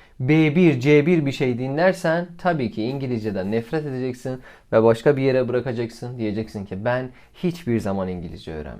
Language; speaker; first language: Turkish; non-native, fluent; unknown